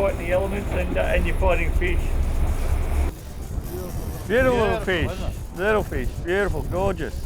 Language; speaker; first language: English; native; English